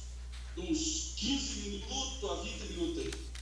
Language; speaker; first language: Portuguese; native; Portuguese